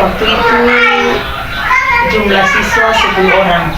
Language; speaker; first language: Indonesian; non-native, local second language; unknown